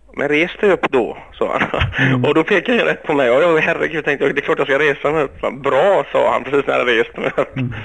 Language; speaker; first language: Swedish; early bilingual, other home language; Greek